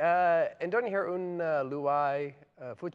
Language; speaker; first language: Albanian; non-native, learner; English